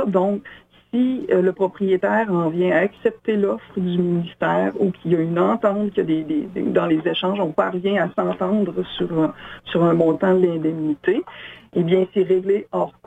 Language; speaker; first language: French; native; French